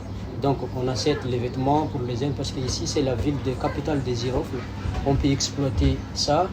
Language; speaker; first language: French; non-native, local second language; Malagasy